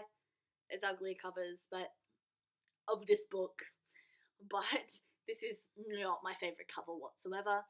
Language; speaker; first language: English; native; English